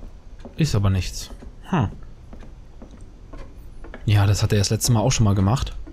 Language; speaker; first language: German; native; German